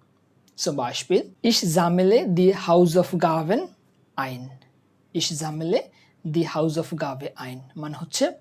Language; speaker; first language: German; non-native, fluent; Bangla